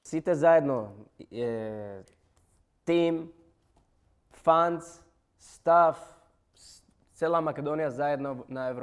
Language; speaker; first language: Macedonian; non-native, learner; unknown